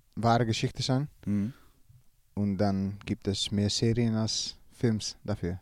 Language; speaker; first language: German; non-native, learner; Dutch